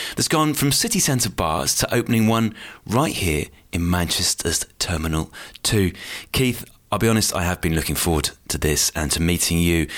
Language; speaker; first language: English; native; English